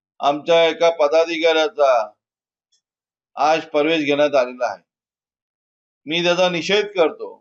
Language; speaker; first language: Marathi; native; Marathi